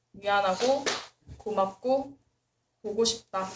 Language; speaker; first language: Korean; native; Korean